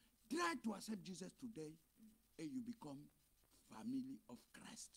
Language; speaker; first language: English; non-native, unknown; Lingala